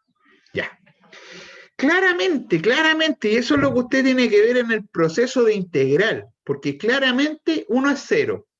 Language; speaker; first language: Spanish; native; Spanish